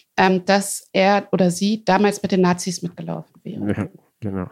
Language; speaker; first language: German; native; German